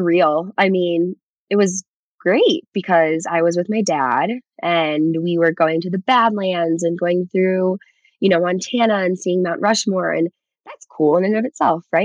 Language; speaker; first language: English; native; English